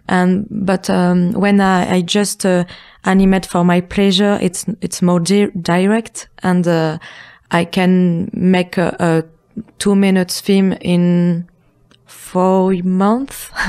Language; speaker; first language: English; non-native, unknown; French